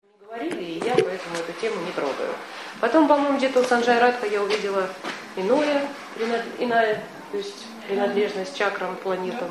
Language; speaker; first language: Russian; native; Russian